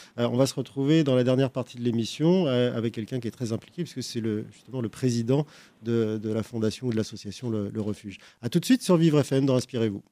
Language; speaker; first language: French; native; French